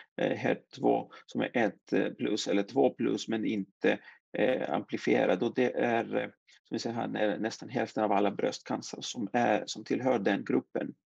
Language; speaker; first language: Swedish; non-native, fluent; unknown